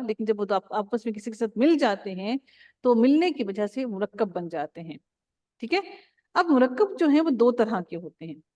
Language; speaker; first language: Urdu; native; Urdu